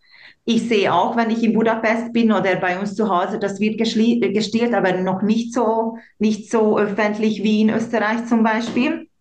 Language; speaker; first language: German; non-native, local second language; Hungarian